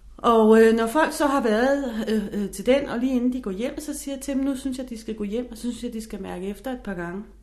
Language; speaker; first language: Danish; non-native, fluent; English